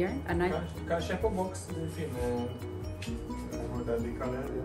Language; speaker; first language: Norwegian; non-native, fluent; Hungarian